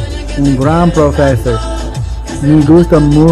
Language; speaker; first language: Spanish; non-native, learner; English